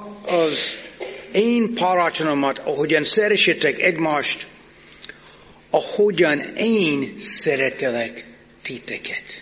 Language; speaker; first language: Hungarian; non-native, fluent; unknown